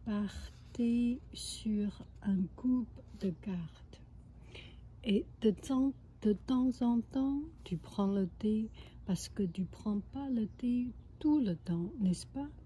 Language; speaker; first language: French; non-native, fluent; Chinese